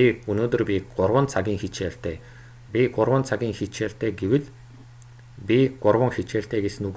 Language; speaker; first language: Mongolian; non-native, fluent; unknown